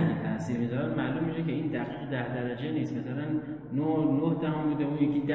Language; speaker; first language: Persian; native; Persian